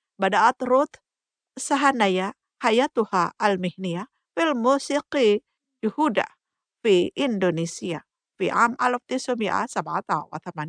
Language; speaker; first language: Arabic; non-native, fluent; Indonesian